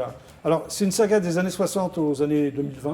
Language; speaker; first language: French; native; French